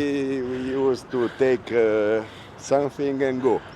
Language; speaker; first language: English; non-native, learner; Italian